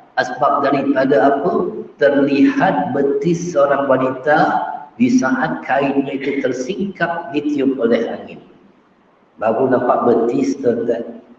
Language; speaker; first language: Malay; native; Malay